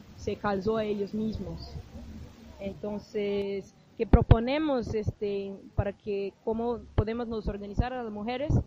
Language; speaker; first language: Spanish; non-native, fluent; Portuguese